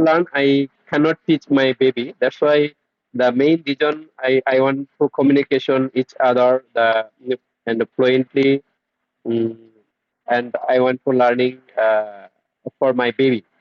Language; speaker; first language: English; non-native, learner; Bangla